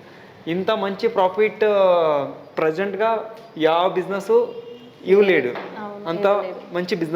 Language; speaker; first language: Telugu; non-native, local second language; Hindi